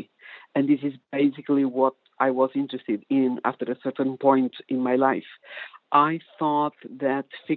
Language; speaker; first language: English; non-native, fluent; Portuguese